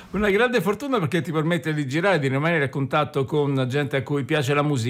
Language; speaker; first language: Italian; native; Italian